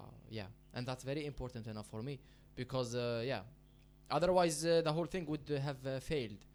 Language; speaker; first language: English; non-native, fluent; Arabic